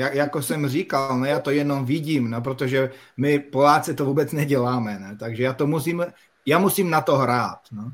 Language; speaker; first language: Czech; non-native, fluent; Polish